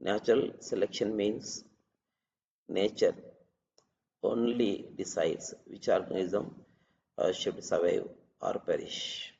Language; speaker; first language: English; non-native, local second language; Telugu